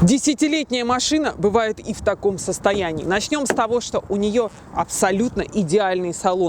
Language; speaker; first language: Russian; native; Russian